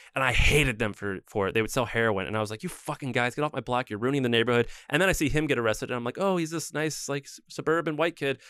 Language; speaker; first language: English; native; English